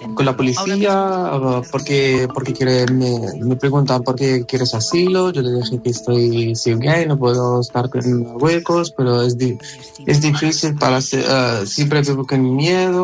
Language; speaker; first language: Spanish; non-native, learner; Arabic